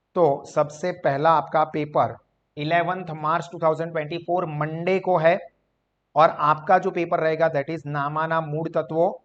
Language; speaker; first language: Hindi; non-native, local second language; Gujarati